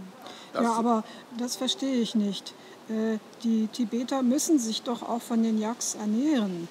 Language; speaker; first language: German; native; German